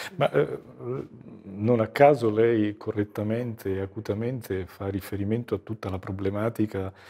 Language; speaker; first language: Italian; native; Italian